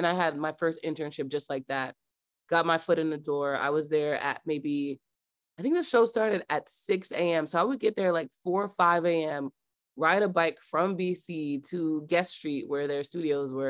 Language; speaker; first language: English; native; English